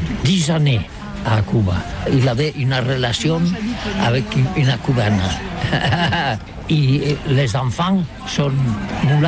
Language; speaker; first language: French; non-native, learner; Catalan